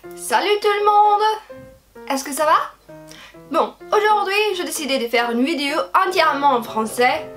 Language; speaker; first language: French; non-native, fluent; Portuguese